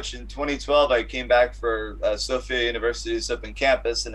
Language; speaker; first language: English; native; English